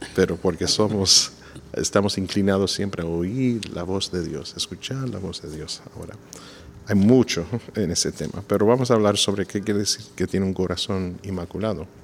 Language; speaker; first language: Spanish; non-native, fluent; English